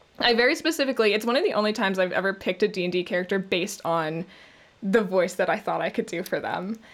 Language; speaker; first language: English; native; English